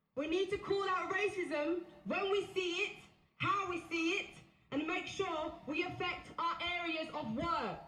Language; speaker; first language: English; native; English